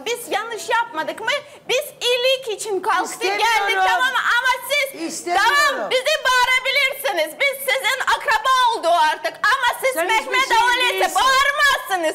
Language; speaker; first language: Turkish; non-native, learner; Russian